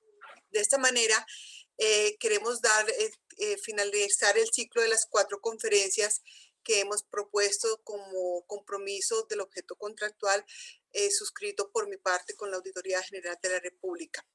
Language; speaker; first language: Spanish; native; Spanish